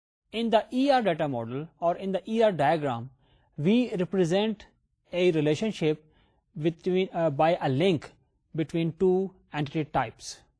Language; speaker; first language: English; non-native, local second language; Urdu